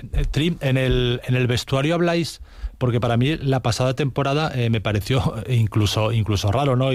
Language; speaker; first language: Spanish; native; Spanish